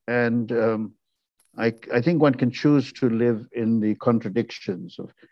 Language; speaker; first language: English; non-native, local second language; Tamil